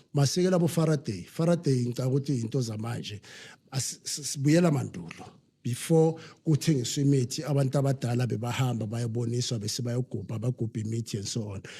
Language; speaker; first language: Zulu; non-native, local second language; Southern Sotho